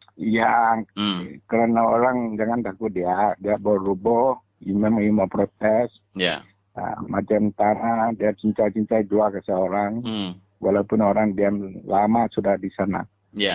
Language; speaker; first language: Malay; non-native, local second language; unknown